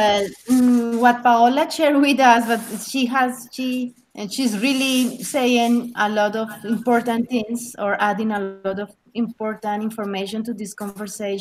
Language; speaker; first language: English; non-native, learner; Spanish